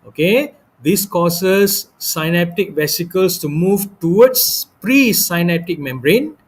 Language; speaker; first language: English; non-native, local second language; Malay